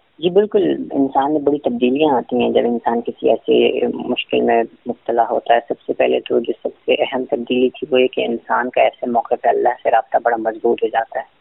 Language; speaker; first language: Urdu; native; Urdu